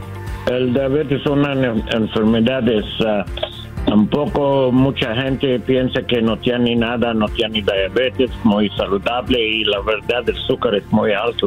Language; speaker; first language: Spanish; non-native, learner; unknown